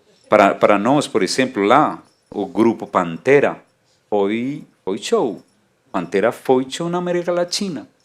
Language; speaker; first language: Portuguese; non-native, fluent; Spanish